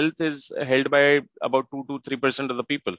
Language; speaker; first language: English; non-native, local second language; Marathi